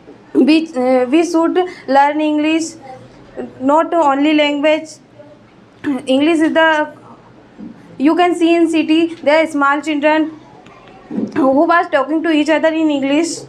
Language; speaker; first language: English; non-native, learner; Hindi